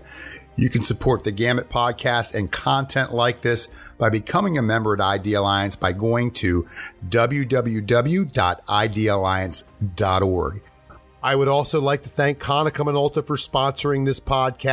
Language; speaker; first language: English; native; English